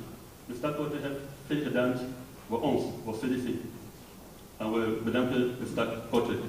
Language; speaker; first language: Dutch; non-native, learner; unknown